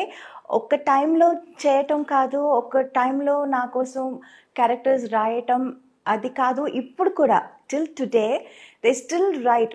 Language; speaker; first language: Telugu; non-native, local second language; Tamil